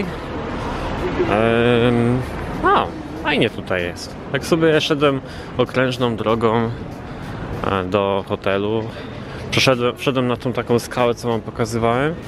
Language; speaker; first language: Polish; native; Polish